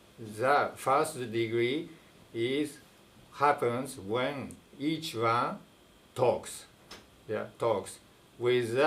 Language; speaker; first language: English; non-native, fluent; Japanese